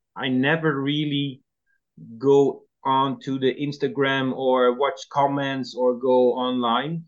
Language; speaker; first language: English; non-native, fluent; Dutch